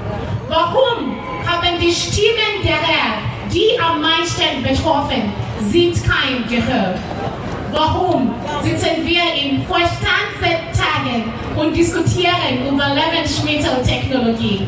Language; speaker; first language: German; non-native, learner; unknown